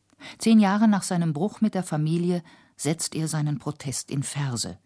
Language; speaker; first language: German; native; German